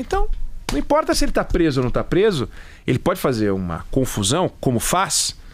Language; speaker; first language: Portuguese; native; Portuguese